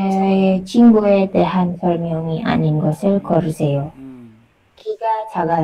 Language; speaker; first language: Korean; non-native, learner; Indonesian